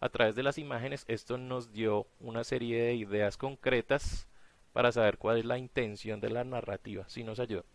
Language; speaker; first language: Spanish; native; Spanish